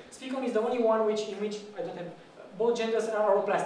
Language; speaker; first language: English; non-native, fluent; Romanian